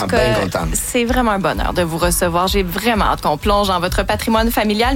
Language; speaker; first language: French; native; French